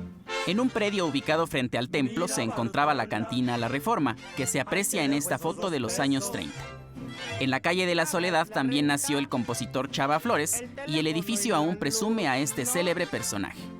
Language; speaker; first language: Spanish; native; Spanish